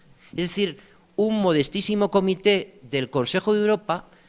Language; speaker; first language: Spanish; native; Spanish